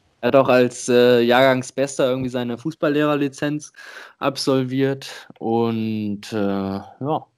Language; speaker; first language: German; native; German